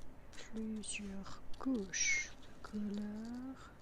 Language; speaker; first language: French; non-native, fluent; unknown